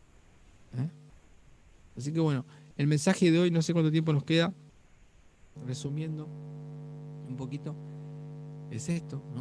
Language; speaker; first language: Spanish; native; Spanish